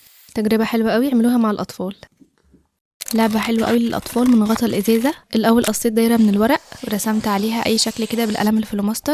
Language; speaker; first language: Arabic; native; Arabic